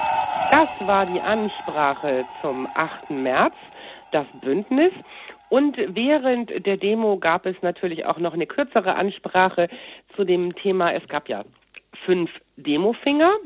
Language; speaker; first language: German; native; German